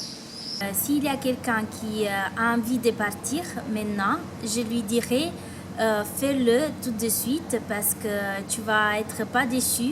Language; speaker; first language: French; non-native, fluent; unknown